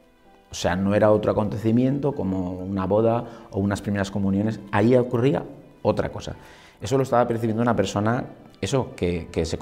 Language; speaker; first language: Spanish; native; Spanish